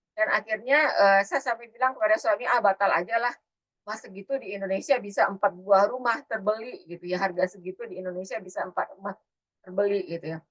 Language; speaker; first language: Indonesian; native; Indonesian